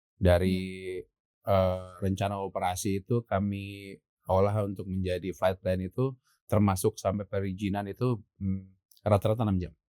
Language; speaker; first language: Indonesian; native; Indonesian